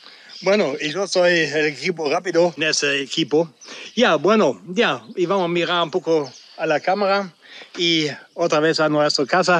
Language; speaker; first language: Spanish; non-native, local second language; German